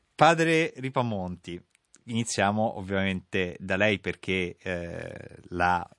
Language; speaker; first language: Italian; native; Italian